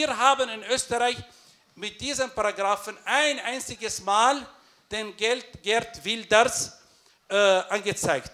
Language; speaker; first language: German; non-native, fluent; Arabic